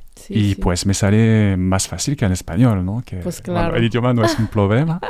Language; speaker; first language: Spanish; non-native, fluent; French